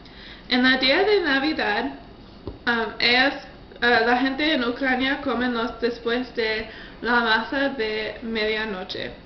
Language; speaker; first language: Spanish; non-native, learner; English